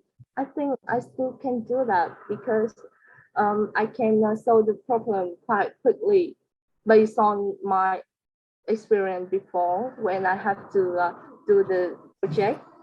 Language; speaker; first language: English; non-native, learner; Vietnamese